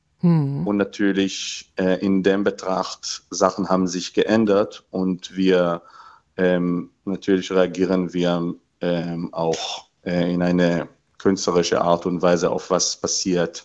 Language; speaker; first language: German; non-native, fluent; Hebrew